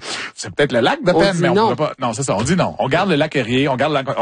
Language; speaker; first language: French; native; French